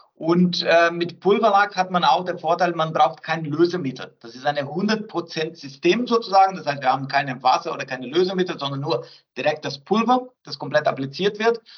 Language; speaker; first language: German; non-native, fluent; Portuguese